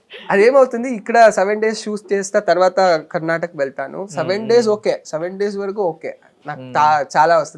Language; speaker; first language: Telugu; non-native, learner; Kannada